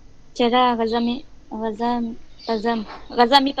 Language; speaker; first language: Persian; non-native, learner; Urdu